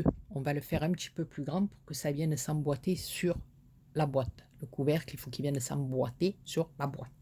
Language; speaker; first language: French; native; French